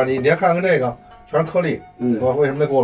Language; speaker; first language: Chinese; native; Chinese